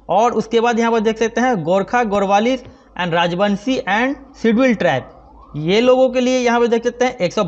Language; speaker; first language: Hindi; non-native, local second language; Bangla